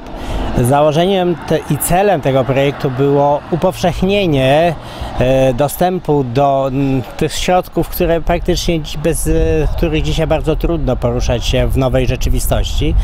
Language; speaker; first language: Polish; native; Polish